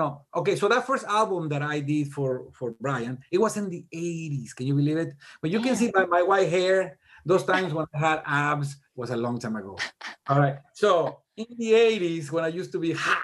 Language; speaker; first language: English; non-native, fluent; Spanish